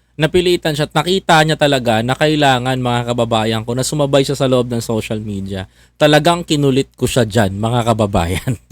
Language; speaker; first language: Filipino; native; Filipino